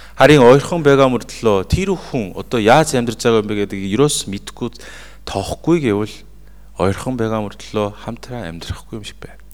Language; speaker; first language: Mongolian; non-native, fluent; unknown